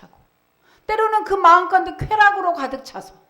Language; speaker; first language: Korean; native; Korean